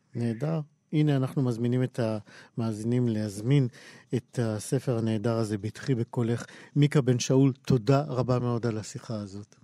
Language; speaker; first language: Hebrew; native; Hebrew